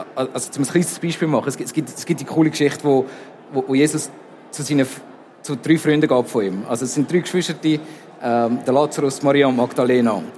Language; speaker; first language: German; native; German